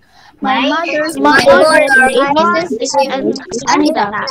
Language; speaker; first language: English; non-native, learner; Indonesian